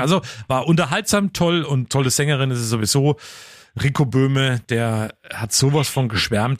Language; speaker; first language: German; native; German